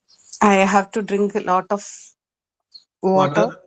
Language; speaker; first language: English; non-native, learner; Malayalam